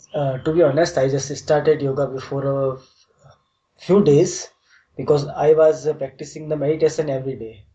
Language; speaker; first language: English; non-native, local second language; Hindi